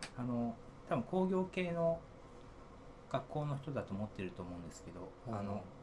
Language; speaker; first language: Japanese; native; Japanese